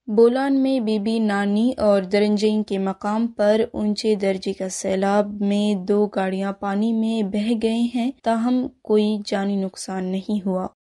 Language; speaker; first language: Urdu; non-native, local second language; Baluchi